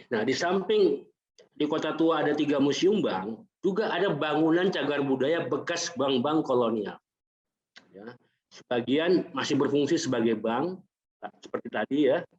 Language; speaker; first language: Indonesian; native; Indonesian